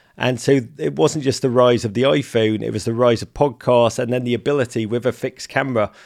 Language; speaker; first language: English; native; English